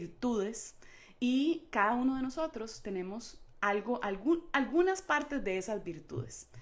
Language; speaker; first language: Spanish; native; Spanish